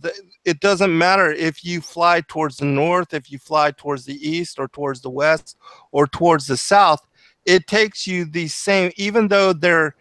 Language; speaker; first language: English; native; English